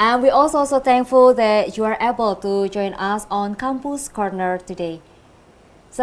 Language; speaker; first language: English; non-native, fluent; Indonesian